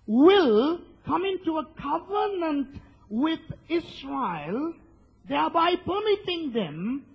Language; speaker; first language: English; non-native, local second language; Sinhala